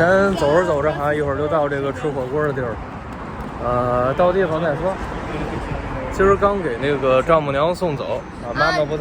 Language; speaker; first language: Chinese; native; Chinese